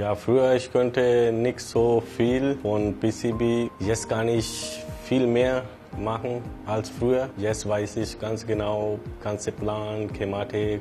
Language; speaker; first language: German; non-native, learner; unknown